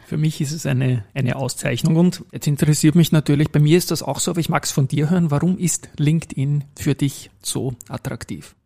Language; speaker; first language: German; native; German